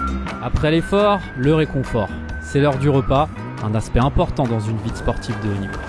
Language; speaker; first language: French; native; French